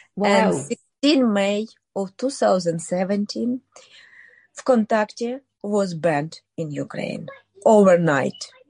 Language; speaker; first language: English; non-native, learner; Ukrainian